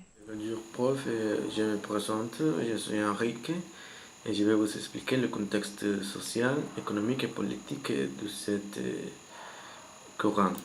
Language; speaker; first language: French; non-native, fluent; Spanish